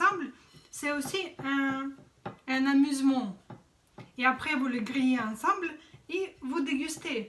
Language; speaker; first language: French; non-native, fluent; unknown